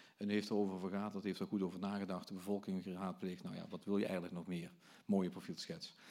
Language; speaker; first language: Dutch; native; Dutch